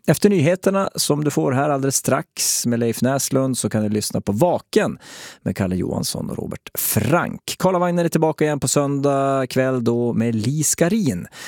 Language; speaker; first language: Swedish; native; Swedish